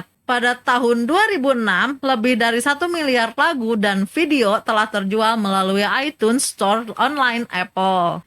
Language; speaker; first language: Indonesian; native; Indonesian